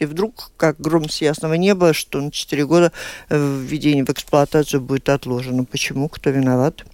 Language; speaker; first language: Russian; native; Russian